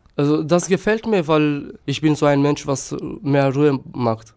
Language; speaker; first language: German; non-native, fluent; Turkish